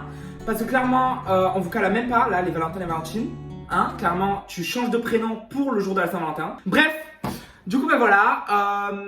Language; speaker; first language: French; native; French